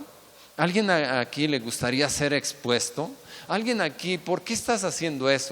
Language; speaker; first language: Spanish; native; Spanish